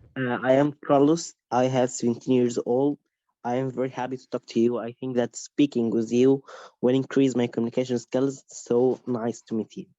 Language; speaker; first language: English; non-native, learner; Spanish